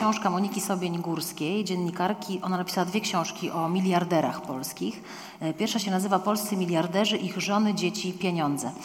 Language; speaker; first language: Polish; native; Polish